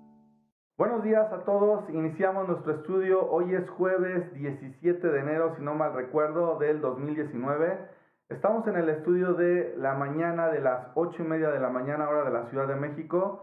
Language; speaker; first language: Spanish; native; Spanish